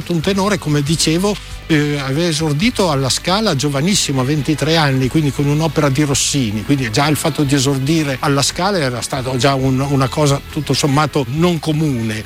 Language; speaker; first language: Italian; native; Italian